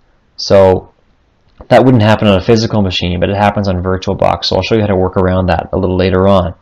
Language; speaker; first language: English; native; English